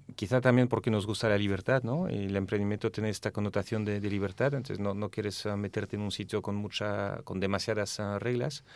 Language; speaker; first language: Spanish; non-native, fluent; French